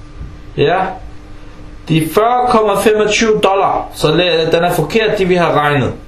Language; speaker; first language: Danish; early bilingual, other home language; Arabic